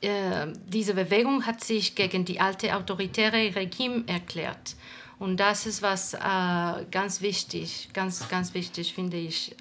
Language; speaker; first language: German; non-native, fluent; Spanish